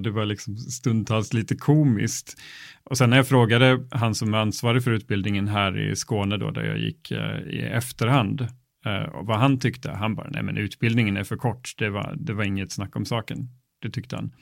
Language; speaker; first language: Swedish; native; Swedish